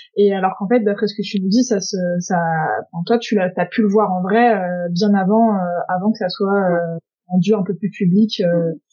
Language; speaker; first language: French; native; French